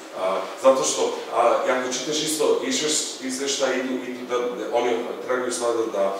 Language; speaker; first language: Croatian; non-native, fluent; English